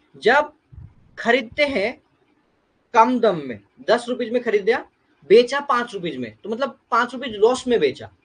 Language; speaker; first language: Hindi; non-native, local second language; Bangla